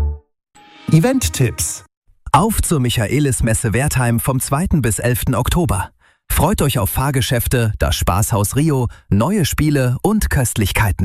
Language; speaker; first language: German; native; German